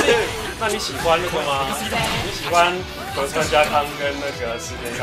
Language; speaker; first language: Chinese; native; Chinese